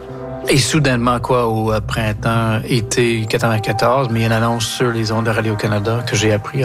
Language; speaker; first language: French; non-native, local second language; English